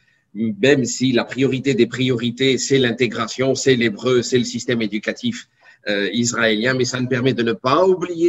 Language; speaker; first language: French; native; French